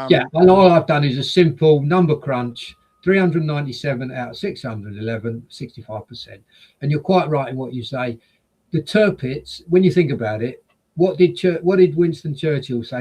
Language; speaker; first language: English; native; English